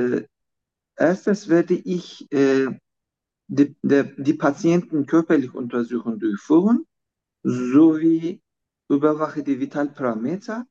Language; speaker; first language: German; non-native, learner; Turkish